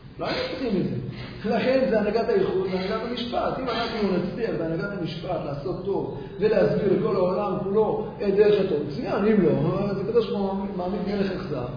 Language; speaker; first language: Hebrew; native; Hebrew